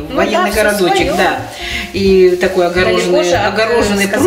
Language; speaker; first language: Russian; native; Russian